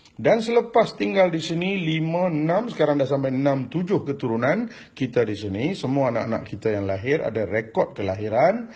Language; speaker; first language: Malay; non-native, local second language; Tamil